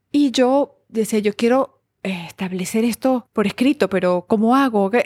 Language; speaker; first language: Spanish; native; Spanish